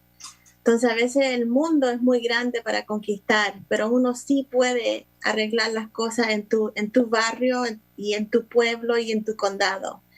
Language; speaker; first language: Spanish; early bilingual, other home language; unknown